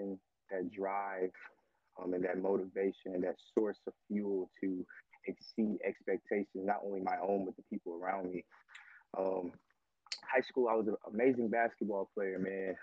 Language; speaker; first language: English; native; English